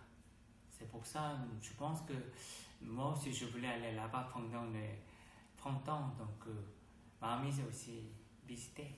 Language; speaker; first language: French; non-native, learner; Korean